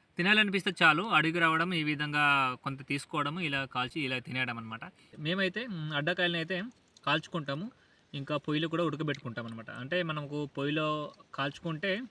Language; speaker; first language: Telugu; native; Telugu